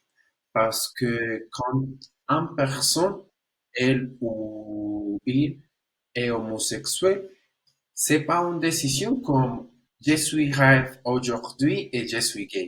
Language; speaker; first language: French; non-native, learner; Spanish